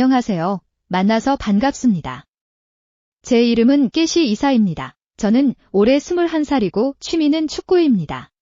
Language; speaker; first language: Korean; non-native, learner; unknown